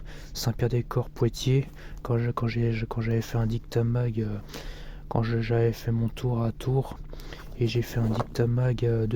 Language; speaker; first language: French; native; French